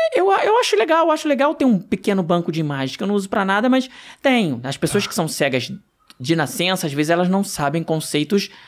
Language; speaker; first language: Portuguese; native; Portuguese